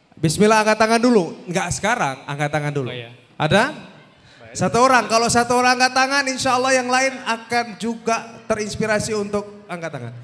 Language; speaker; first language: Indonesian; native; Indonesian